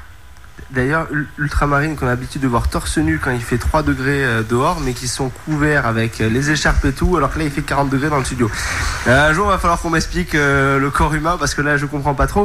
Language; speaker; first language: French; native; French